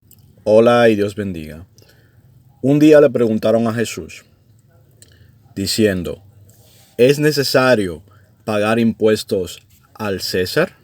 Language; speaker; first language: Spanish; native; Spanish